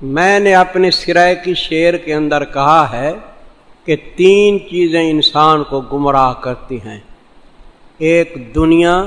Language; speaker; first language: Urdu; non-native, local second language; Saraiki